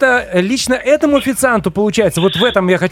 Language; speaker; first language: Russian; native; Russian